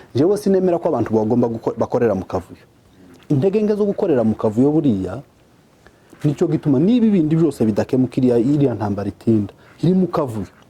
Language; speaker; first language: Kinyarwanda; native; Kinyarwanda